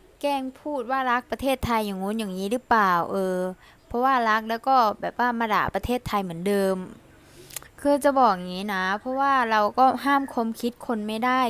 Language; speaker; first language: Thai; early bilingual, other home language; Lao